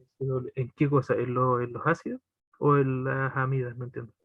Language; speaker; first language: Spanish; native; Spanish